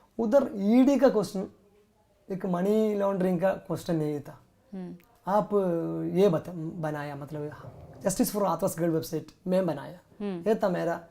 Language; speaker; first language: Hindi; non-native, local second language; Malayalam